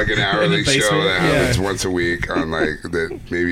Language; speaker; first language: English; native; English